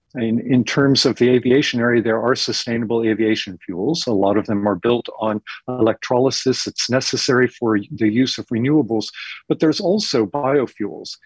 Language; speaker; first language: English; native; English